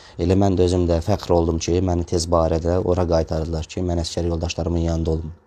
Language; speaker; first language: Azerbaijani; non-native, local second language; Russian